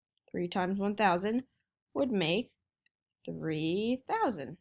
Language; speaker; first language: English; native; English